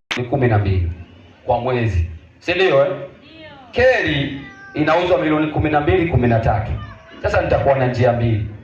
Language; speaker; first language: Swahili; native; Swahili